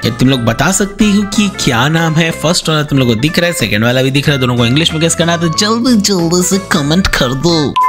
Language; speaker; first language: Hindi; native; Hindi